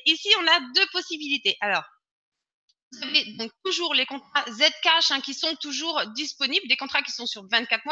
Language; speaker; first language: French; native; French